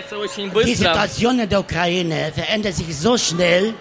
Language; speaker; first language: German; non-native, learner; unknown